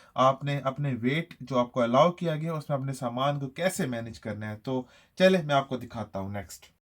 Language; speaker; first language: Urdu; native; Urdu